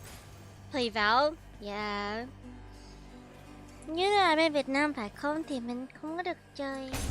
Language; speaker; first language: Vietnamese; early bilingual, heritage; Vietnamese